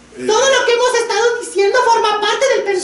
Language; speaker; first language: Spanish; native; Spanish